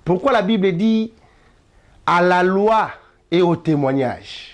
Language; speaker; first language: French; non-native, local second language; Lingala